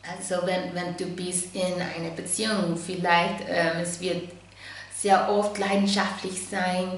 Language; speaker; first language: German; non-native, fluent; English